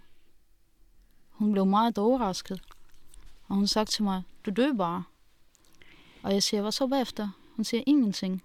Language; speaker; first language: Danish; non-native, fluent; Russian